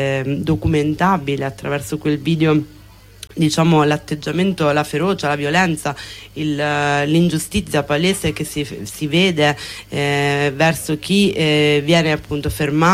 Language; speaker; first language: Italian; native; Italian